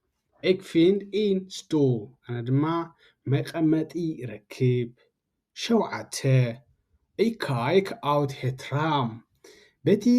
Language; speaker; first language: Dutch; non-native, fluent; Tigrinya